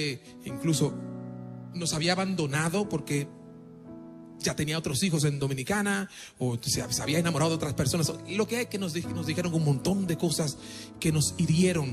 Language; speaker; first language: Spanish; non-native, fluent; Haitian Creole